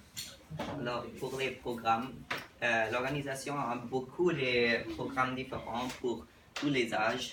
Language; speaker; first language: French; non-native, learner; English